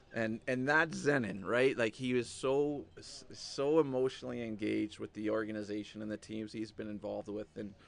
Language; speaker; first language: English; native; English